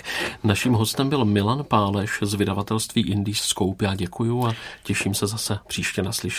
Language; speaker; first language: Czech; native; Czech